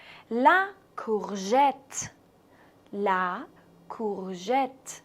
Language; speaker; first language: French; non-native, fluent; Persian